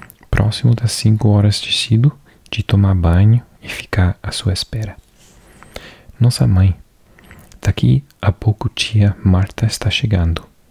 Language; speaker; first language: Portuguese; non-native, learner; English